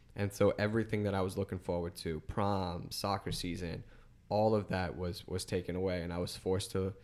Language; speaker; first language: English; native; English